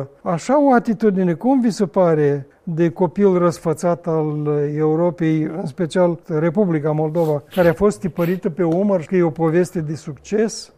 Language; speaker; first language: Romanian; native; Romanian